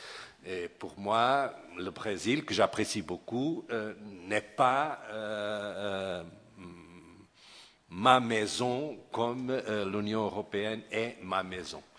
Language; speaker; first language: French; non-native, fluent; Portuguese